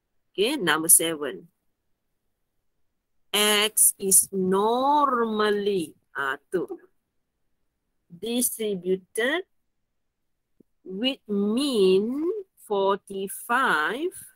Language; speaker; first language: English; non-native, local second language; Malay